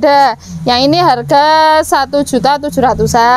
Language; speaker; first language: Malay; non-native, local second language; Javanese